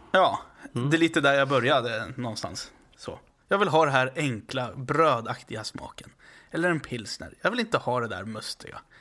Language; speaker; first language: Swedish; native; Swedish